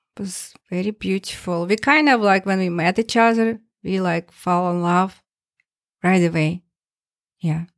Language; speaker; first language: English; non-native, learner; Russian